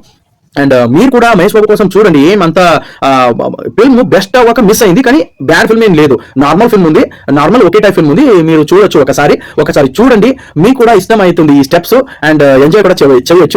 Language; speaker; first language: Telugu; non-native, learner; Kannada